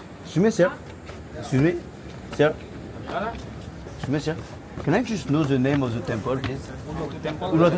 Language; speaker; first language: English; non-native, learner; French